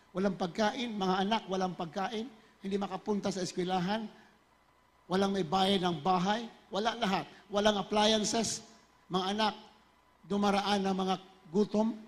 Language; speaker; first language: Filipino; native; Filipino